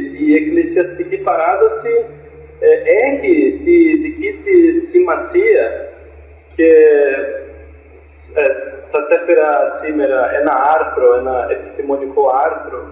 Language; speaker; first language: Greek; non-native, fluent; Portuguese